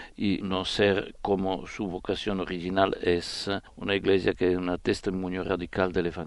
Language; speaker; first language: Spanish; non-native, fluent; Italian